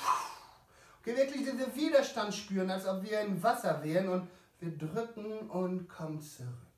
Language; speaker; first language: German; non-native, fluent; French